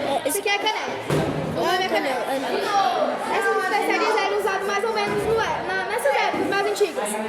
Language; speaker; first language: Portuguese; native; Portuguese